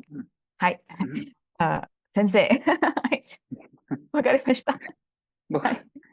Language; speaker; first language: Japanese; non-native, learner; Thai